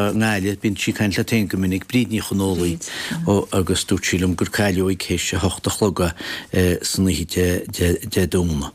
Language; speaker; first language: Irish; native; Irish